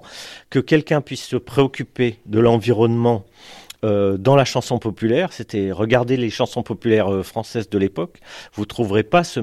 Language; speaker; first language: French; native; French